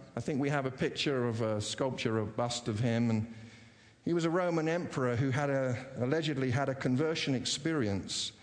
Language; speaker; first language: English; native; English